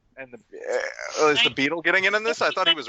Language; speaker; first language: English; native; English